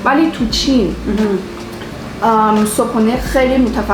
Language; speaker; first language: Persian; non-native, learner; Chinese